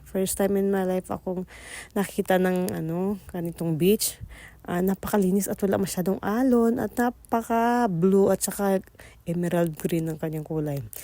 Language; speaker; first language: Filipino; non-native, local second language; Cebuano